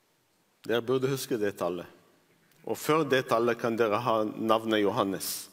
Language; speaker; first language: Norwegian; non-native, fluent; Arabic